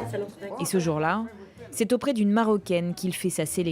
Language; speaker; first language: French; native; French